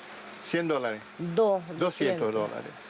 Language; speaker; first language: Spanish; non-native, learner; Dutch